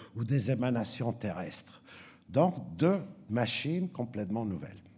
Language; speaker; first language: French; native; French